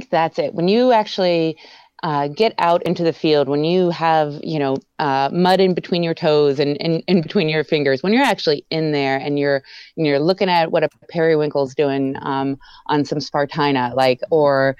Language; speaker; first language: English; native; English